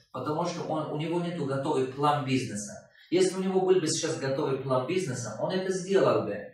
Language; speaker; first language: Russian; non-native, local second language; Tajik